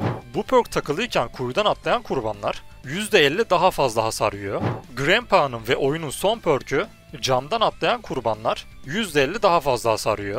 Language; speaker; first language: Turkish; native; Turkish